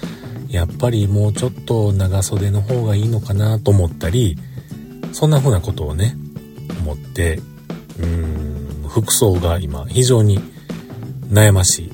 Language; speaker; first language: Japanese; native; Japanese